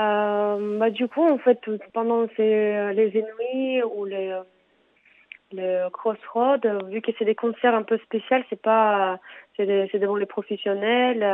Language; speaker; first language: French; early bilingual, other home language; Armenian